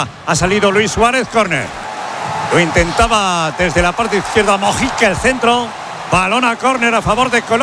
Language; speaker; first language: Spanish; native; Spanish